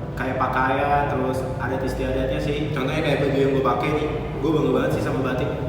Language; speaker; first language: Indonesian; native; Indonesian